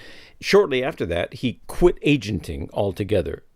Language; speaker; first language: English; native; English